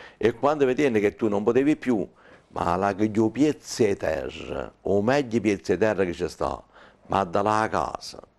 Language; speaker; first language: Italian; native; Italian